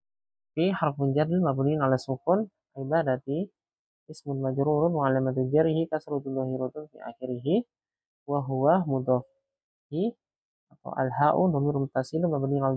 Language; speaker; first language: Arabic; non-native, fluent; Indonesian